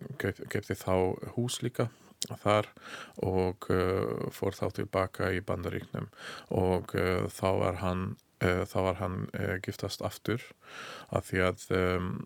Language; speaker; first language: Icelandic; non-native, learner; Hungarian